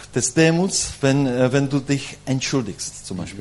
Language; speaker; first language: German; non-native, learner; Czech